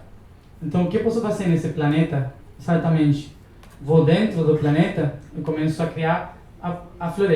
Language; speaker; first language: Portuguese; non-native, learner; Spanish